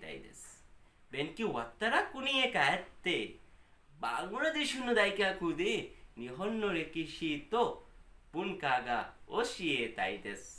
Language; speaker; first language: Japanese; non-native, learner; Bangla